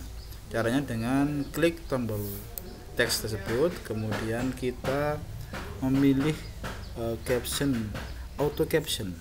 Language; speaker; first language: Indonesian; native; Indonesian